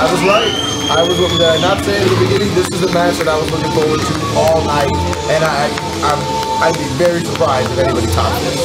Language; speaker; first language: English; native; English